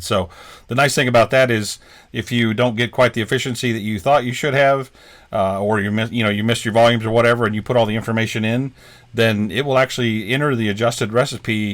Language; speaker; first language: English; native; English